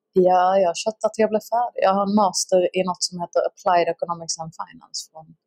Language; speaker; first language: Swedish; native; Swedish